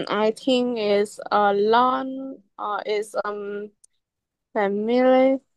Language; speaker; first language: English; non-native, learner; Vietnamese